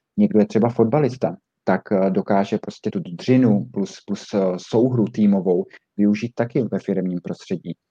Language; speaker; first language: Czech; native; Czech